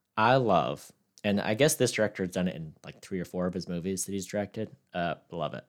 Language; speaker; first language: English; native; English